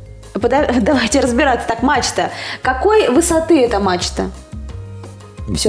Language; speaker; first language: Russian; native; Russian